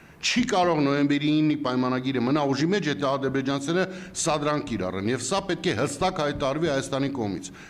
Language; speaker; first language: Armenian; native; Armenian